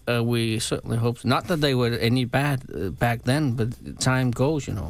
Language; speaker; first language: English; non-native, fluent; Danish